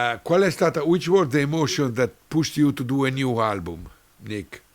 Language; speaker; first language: English; non-native, learner; Italian